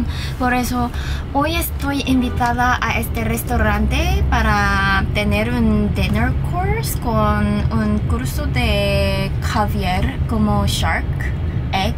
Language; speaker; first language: Spanish; non-native, fluent; Korean